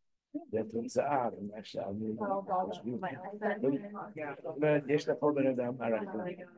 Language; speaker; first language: Hebrew; non-native, fluent; English